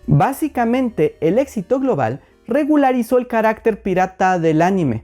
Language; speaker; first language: Spanish; native; Spanish